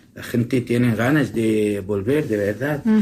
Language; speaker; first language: Spanish; non-native, learner; Assyrian Neo-Aramaic